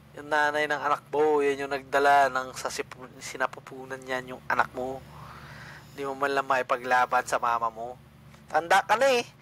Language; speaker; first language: Filipino; non-native, local second language; Cebuano